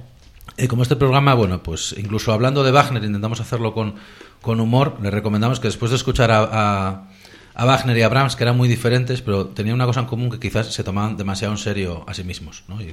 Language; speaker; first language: Spanish; native; Spanish